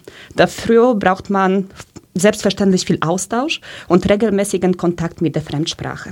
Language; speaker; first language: German; early bilingual, other home language; Polish